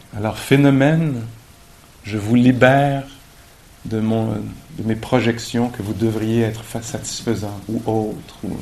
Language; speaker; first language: French; native; French